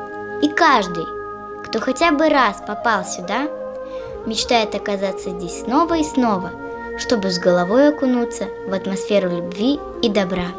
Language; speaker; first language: Russian; native; Russian